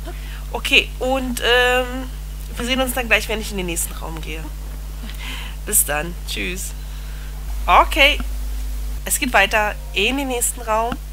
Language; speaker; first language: German; native; German